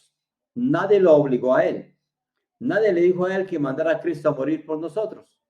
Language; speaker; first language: Spanish; native; Spanish